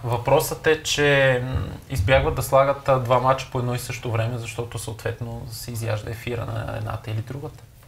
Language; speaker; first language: Bulgarian; native; Bulgarian